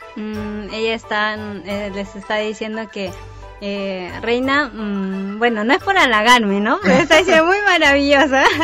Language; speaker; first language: Spanish; native; Spanish